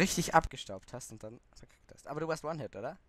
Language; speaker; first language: German; native; German